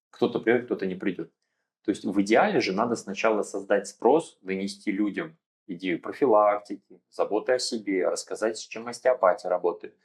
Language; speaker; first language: Russian; native; Russian